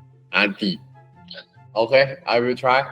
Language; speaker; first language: English; non-native, learner; Thai